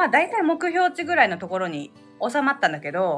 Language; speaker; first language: Japanese; native; Japanese